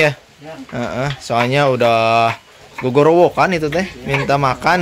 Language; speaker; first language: Indonesian; non-native, local second language; Sundanese